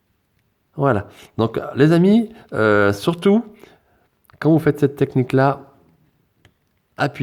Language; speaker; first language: French; native; French